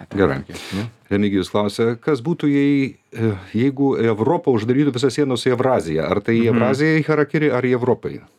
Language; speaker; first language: Lithuanian; native; Lithuanian